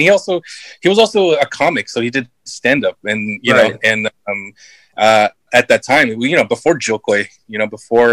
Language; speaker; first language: English; early bilingual, other home language; Filipino